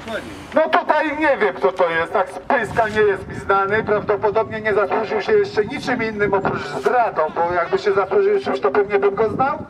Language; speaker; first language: Polish; native; Polish